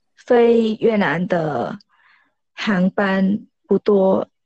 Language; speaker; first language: Chinese; non-native, fluent; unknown